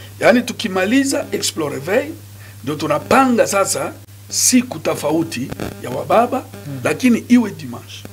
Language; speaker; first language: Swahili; non-native, local second language; Nande